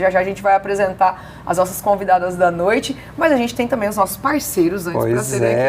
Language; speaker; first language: Portuguese; native; Portuguese